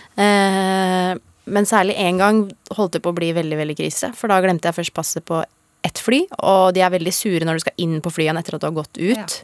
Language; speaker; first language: Norwegian; native; Norwegian